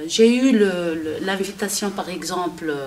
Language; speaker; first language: French; non-native, local second language; Arabic